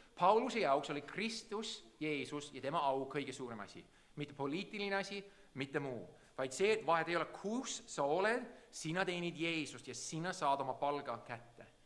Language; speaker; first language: Estonian; early bilingual, heritage; Estonian